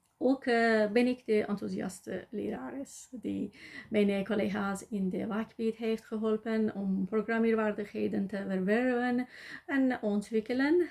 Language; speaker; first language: Dutch; non-native, learner; Persian